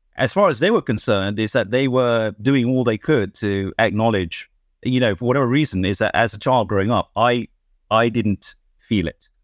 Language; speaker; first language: English; native; English